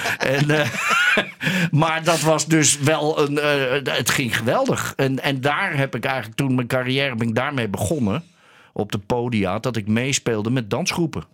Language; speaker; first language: Dutch; native; Dutch